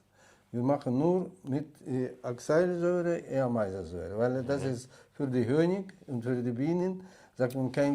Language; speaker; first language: German; non-native, learner; Russian